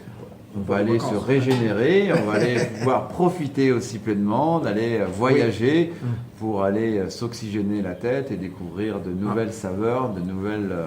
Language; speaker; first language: French; native; French